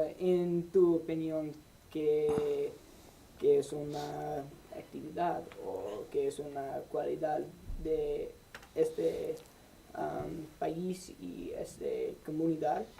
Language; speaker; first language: Spanish; non-native, learner; English